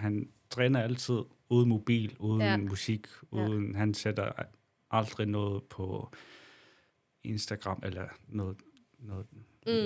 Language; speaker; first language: Danish; non-native, local second language; Kalaallisut